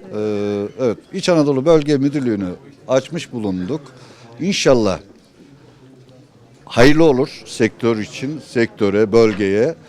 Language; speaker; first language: Turkish; native; Turkish